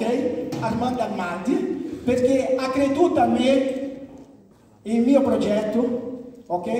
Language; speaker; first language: Italian; non-native, fluent; Portuguese